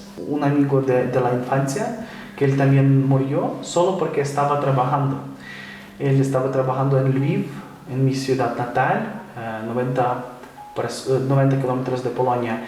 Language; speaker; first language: Spanish; non-native, fluent; Ukrainian